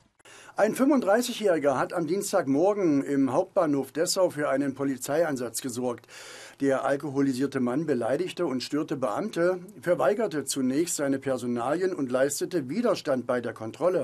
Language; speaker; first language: German; native; German